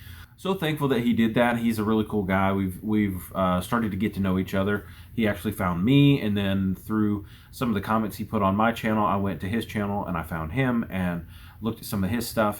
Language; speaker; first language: English; native; English